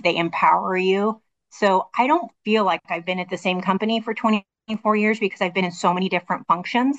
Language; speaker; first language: English; native; English